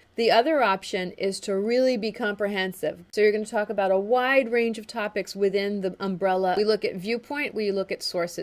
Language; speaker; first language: English; native; English